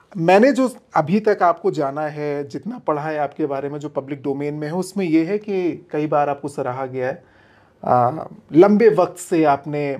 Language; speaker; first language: Hindi; native; Hindi